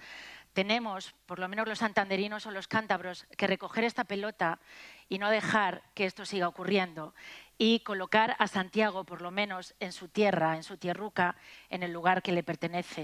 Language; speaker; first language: Spanish; native; Spanish